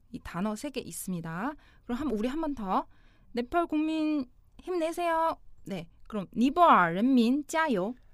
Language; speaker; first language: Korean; non-native, local second language; Chinese